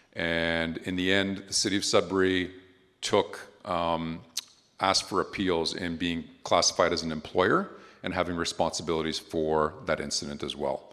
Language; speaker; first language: English; native; English